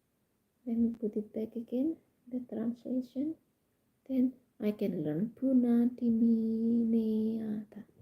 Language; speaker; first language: English; non-native, fluent; Indonesian